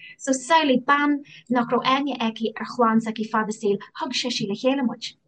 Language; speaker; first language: Irish; non-native, local second language; English